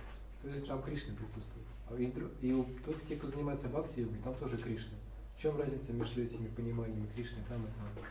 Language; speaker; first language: Russian; native; Russian